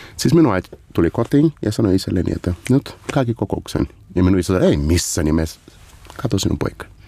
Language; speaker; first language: Finnish; non-native, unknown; Portuguese